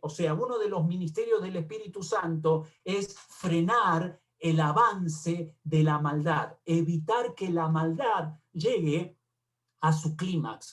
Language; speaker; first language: Spanish; native; Spanish